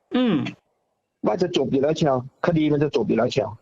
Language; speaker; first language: Thai; native; Thai